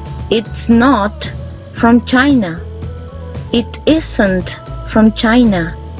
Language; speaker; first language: English; non-native, fluent; Spanish